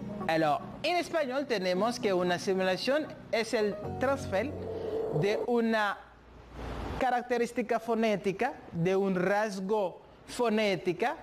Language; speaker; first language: Spanish; non-native, fluent; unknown